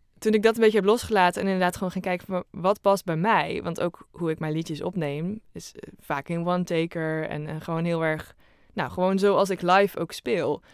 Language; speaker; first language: Dutch; native; Dutch